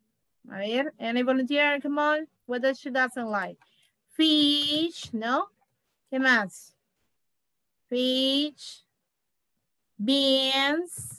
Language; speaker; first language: English; non-native, learner; Spanish